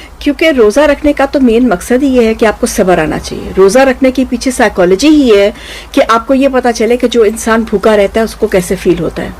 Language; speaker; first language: Urdu; native; Urdu